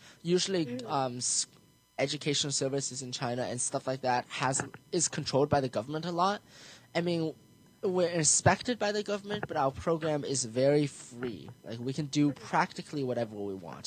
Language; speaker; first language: English; native; English